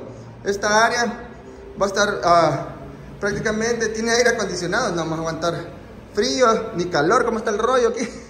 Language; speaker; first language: Spanish; native; Spanish